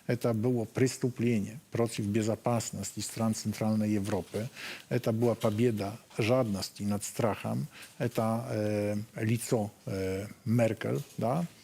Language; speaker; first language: Polish; non-native, learner; Russian